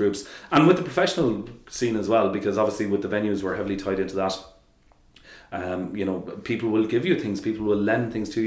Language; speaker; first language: English; native; English